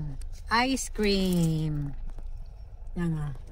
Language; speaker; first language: Japanese; non-native, learner; Filipino